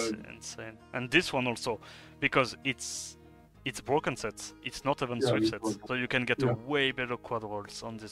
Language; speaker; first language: English; non-native, fluent; French